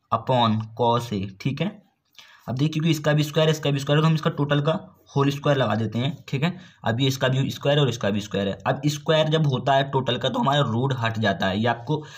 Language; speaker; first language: Hindi; native; Hindi